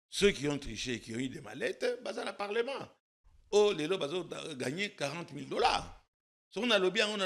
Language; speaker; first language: French; non-native, local second language; Lingala